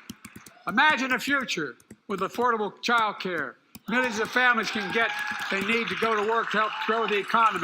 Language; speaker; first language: English; native; English